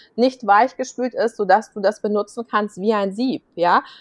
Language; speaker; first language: German; native; German